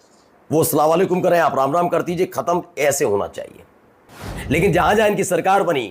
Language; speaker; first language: Hindi; native; Hindi